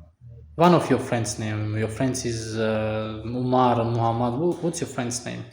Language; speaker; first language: English; non-native, fluent; Tajik